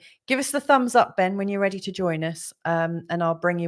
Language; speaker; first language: English; native; English